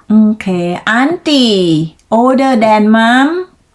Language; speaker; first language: English; non-native, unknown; Thai